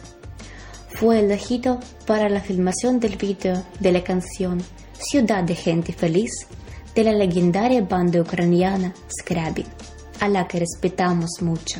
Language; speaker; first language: Spanish; non-native, fluent; Ukrainian